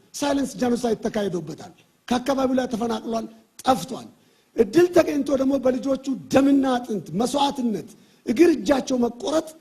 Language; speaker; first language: Amharic; non-native, local second language; Oromo